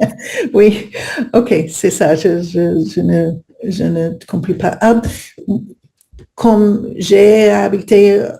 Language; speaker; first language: French; non-native, learner; English